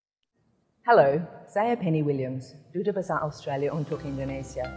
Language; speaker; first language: Indonesian; non-native, fluent; English